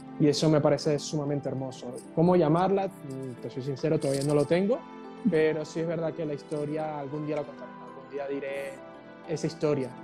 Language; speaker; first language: Spanish; native; Spanish